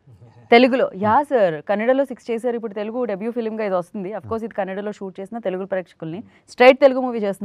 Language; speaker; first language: Telugu; native; Telugu